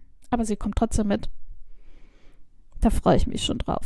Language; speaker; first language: German; native; German